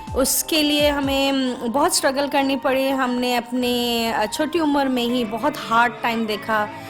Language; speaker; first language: Urdu; native; Urdu